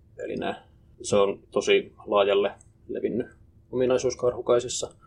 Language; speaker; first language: Finnish; native; Finnish